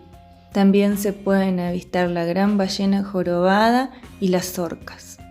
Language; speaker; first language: Spanish; native; Spanish